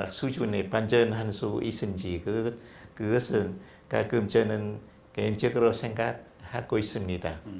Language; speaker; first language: Korean; non-native, fluent; Vietnamese